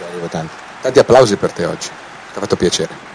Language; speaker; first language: Italian; native; Italian